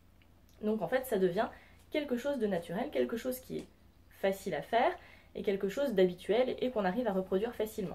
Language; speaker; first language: French; native; French